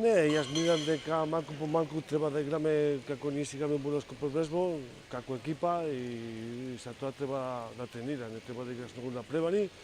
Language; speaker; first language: Macedonian; non-native, fluent; Spanish